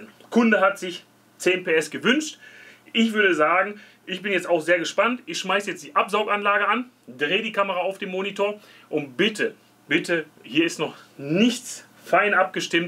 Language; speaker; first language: German; native; German